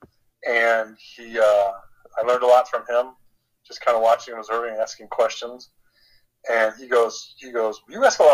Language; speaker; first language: English; native; English